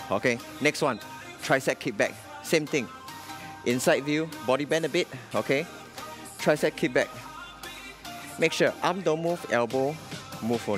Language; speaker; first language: English; non-native, local second language; Chinese